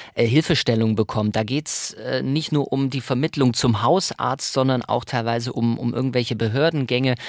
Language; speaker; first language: German; native; German